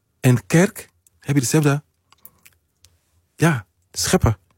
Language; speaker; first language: Dutch; non-native, learner; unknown